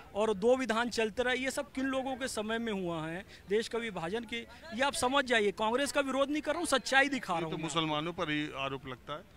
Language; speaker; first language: Hindi; native; Hindi